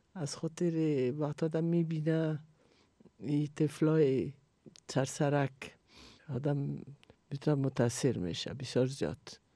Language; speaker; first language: Persian; non-native, fluent; Italian